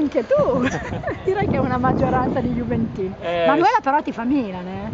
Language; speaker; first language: Italian; native; Italian